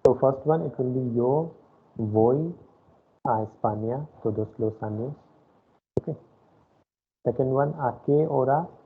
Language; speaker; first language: Spanish; non-native, fluent; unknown